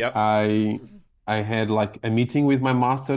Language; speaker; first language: English; non-native, fluent; Portuguese